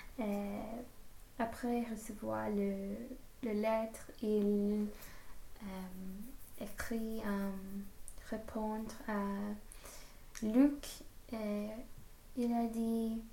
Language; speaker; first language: French; non-native, learner; English